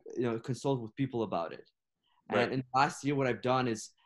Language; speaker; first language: English; non-native, fluent; Russian